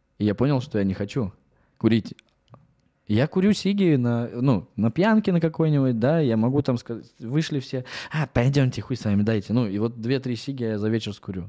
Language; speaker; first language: Russian; native; Russian